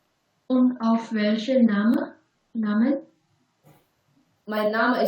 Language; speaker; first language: German; non-native, learner; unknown